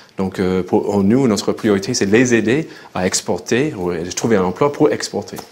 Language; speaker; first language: French; non-native, fluent; English